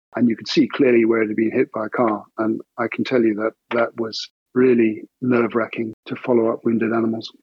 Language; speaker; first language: English; native; English